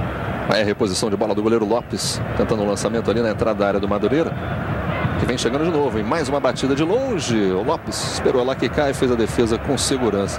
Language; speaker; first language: Portuguese; native; Portuguese